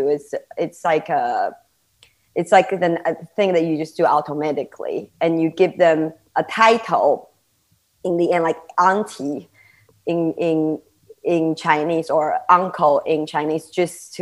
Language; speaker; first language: English; non-native, fluent; Chinese